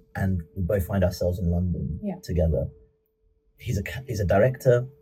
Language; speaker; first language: English; native; English